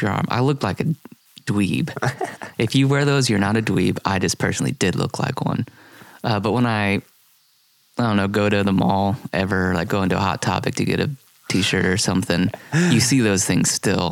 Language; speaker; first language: English; native; English